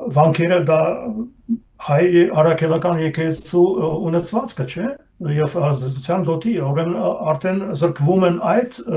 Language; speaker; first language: Armenian; non-native, fluent; German